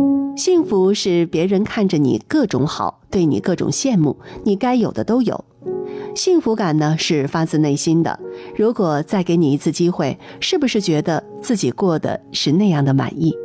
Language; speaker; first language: Chinese; native; Chinese